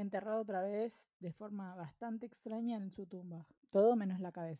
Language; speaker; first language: Spanish; native; Spanish